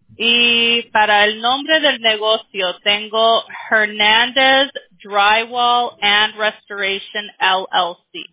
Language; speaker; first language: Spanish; early bilingual, heritage; Spanish